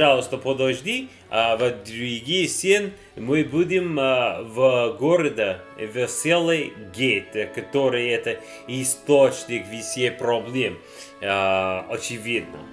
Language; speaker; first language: Russian; non-native, learner; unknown